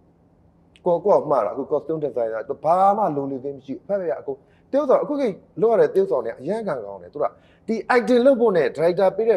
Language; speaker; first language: Burmese; native; Burmese